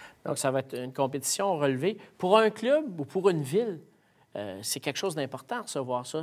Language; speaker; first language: French; native; French